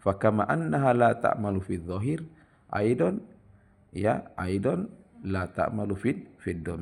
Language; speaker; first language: Arabic; non-native, fluent; Indonesian